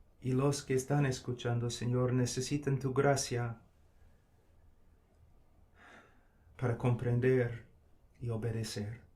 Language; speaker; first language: Spanish; non-native, fluent; English